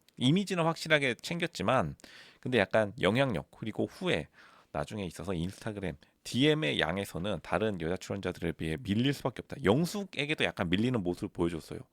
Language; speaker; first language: Korean; native; Korean